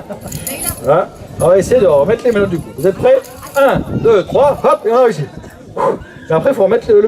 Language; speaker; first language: French; native; French